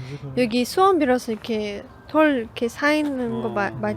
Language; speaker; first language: Korean; non-native, fluent; Persian